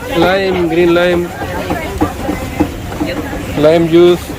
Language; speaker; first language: English; non-native, learner; Urdu